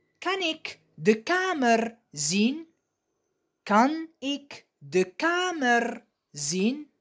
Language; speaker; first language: Dutch; non-native, fluent; Arabic